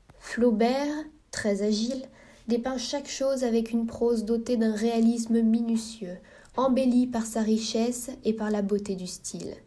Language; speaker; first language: French; native; French